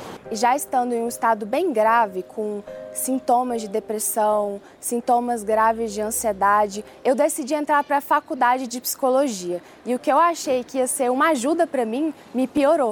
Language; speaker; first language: Portuguese; early bilingual, other home language; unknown